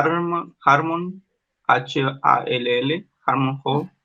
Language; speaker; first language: English; non-native, learner; Spanish